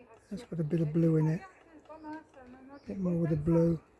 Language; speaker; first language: English; native; English